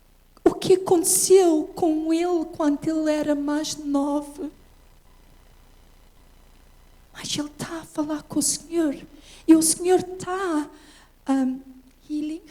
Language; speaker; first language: Portuguese; early bilingual, heritage; English